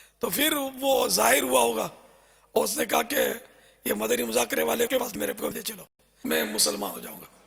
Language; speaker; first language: Urdu; native; Urdu